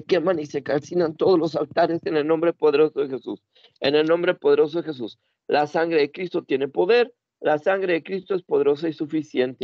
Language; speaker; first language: Spanish; native; Spanish